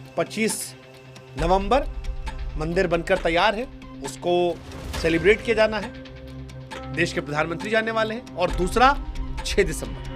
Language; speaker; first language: Hindi; native; Hindi